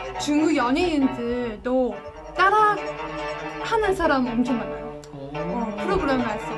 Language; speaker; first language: Korean; non-native, learner; Chinese